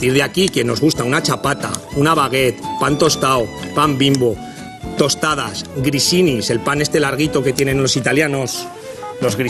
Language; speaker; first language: Spanish; native; Spanish